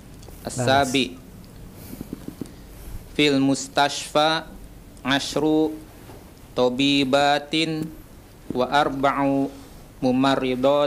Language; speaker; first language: Arabic; non-native, learner; Indonesian